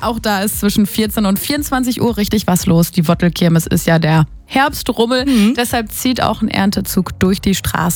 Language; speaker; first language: German; native; German